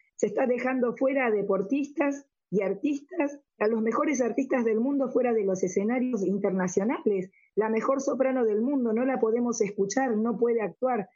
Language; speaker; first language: Spanish; native; Spanish